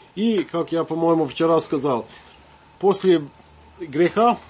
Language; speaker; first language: Russian; non-native, fluent; English